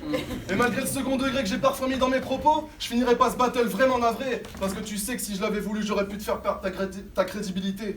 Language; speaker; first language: French; native; French